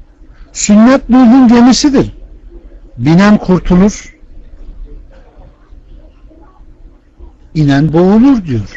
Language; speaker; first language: Turkish; native; Turkish